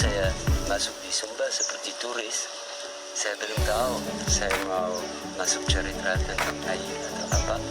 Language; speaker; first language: Indonesian; non-native, learner; French